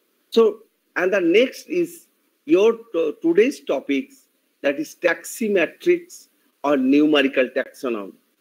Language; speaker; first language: English; non-native, local second language; Bangla